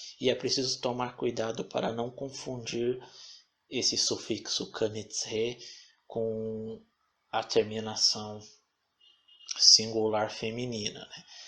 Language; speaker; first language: Portuguese; native; Portuguese